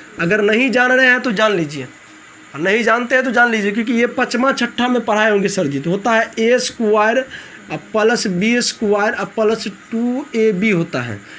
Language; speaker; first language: Hindi; native; Hindi